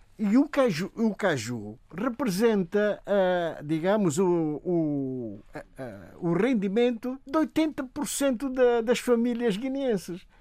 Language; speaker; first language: Portuguese; non-native, local second language; Upper Guinea Crioulo